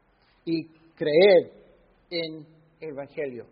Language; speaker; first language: Spanish; non-native, fluent; English